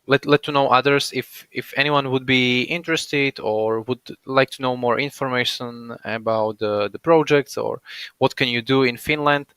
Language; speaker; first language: English; non-native, fluent; Slovak